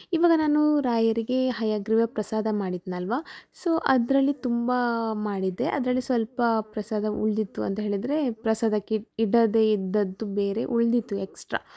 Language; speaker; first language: Kannada; native; Kannada